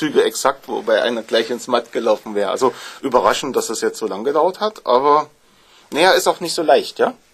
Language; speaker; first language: German; native; German